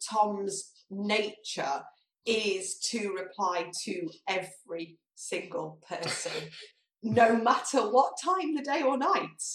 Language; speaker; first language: English; native; English